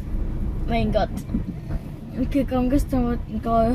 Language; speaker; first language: German; early bilingual, other home language; Vietnamese